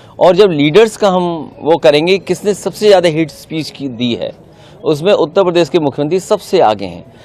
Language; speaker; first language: Hindi; native; Hindi